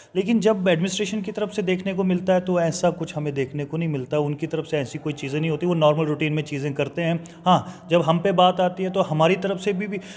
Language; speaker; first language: Hindi; non-native, local second language; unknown